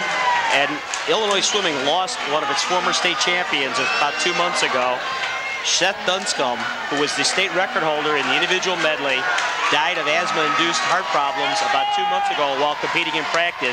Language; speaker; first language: English; native; English